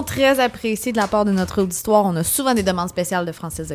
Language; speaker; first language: French; native; French